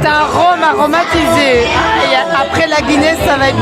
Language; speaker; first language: French; native; French